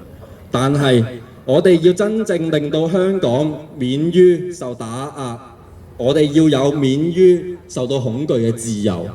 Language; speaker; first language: Cantonese; native; Cantonese